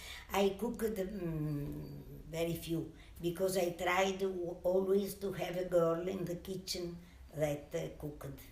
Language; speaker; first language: English; non-native, learner; Italian